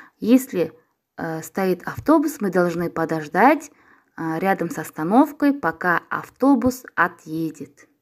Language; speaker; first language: Russian; non-native, local second language; Kazakh